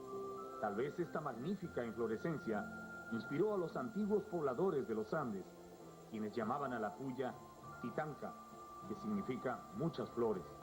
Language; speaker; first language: Spanish; native; Spanish